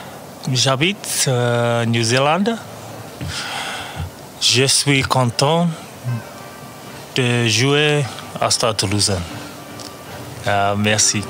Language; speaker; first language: French; non-native, learner; English